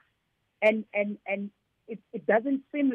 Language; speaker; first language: English; non-native, local second language; Tsonga